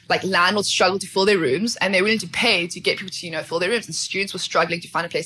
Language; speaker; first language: English; native; English